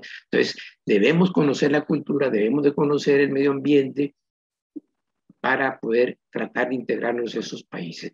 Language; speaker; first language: Spanish; native; Spanish